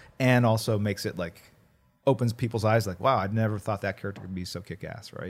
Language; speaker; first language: English; early bilingual, other home language; Korean